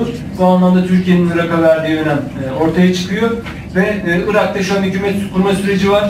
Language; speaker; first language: Turkish; native; Turkish